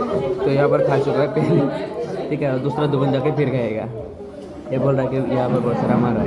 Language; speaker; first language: Hindi; non-native, local second language; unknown